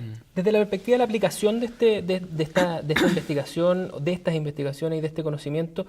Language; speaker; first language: Spanish; native; Spanish